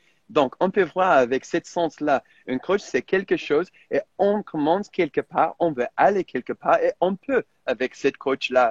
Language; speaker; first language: French; non-native, fluent; English